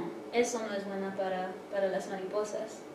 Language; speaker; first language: Spanish; early bilingual, heritage; English